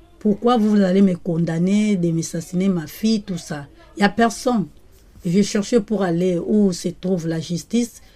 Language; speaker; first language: French; non-native, local second language; Lingala